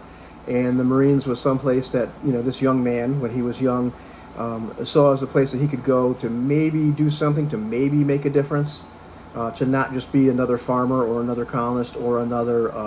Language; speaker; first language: English; native; English